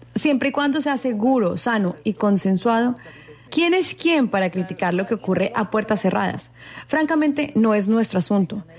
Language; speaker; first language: Spanish; non-native, fluent; English